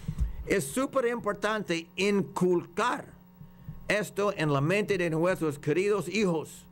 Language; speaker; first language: Spanish; non-native, fluent; English